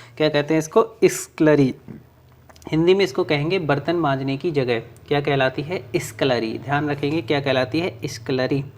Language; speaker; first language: Hindi; native; Hindi